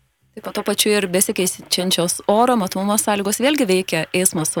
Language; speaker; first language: Lithuanian; native; Lithuanian